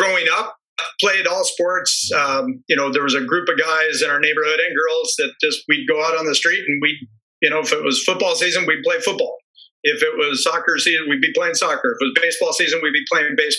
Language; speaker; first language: English; native; English